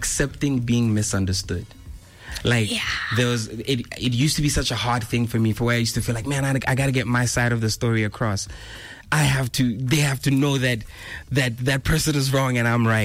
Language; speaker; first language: English; non-native, local second language; Tswana